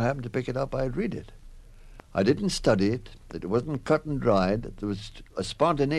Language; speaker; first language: English; native; English